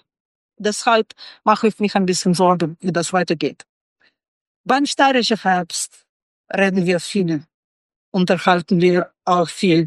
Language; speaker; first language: German; non-native, fluent; Russian